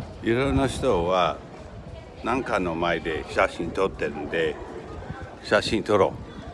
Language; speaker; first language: Japanese; non-native, fluent; English